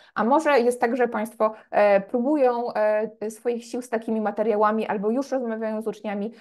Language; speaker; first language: Polish; native; Polish